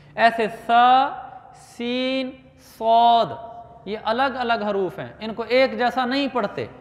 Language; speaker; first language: Urdu; native; Urdu